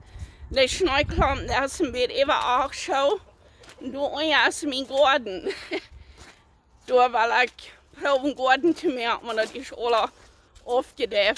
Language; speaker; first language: German; early bilingual, heritage; German